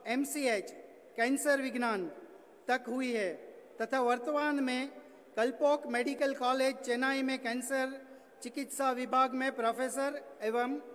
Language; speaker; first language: Hindi; non-native, local second language; Gujarati